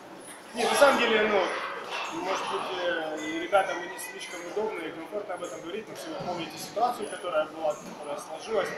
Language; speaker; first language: Russian; native; Russian